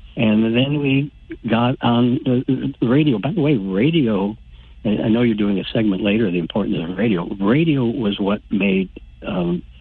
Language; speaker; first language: English; native; English